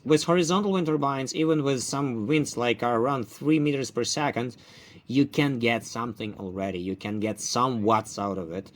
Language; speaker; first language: English; non-native, fluent; Ukrainian